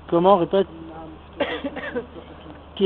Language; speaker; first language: Arabic; non-native, fluent; French